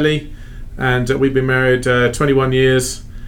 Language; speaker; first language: English; native; English